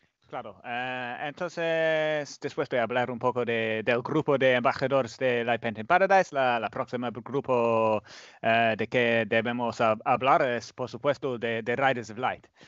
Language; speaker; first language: Spanish; non-native, fluent; English